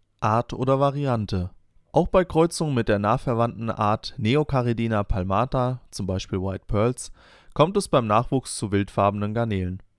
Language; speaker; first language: German; native; German